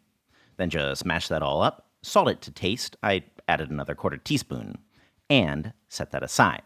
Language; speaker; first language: English; native; English